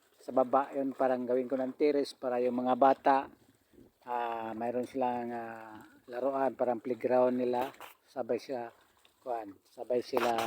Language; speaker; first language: Filipino; non-native, local second language; Cebuano